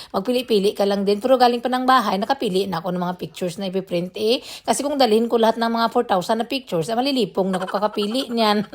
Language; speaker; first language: Filipino; non-native, local second language; Cebuano